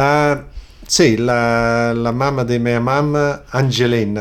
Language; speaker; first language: Italian; early bilingual, other home language; Friulian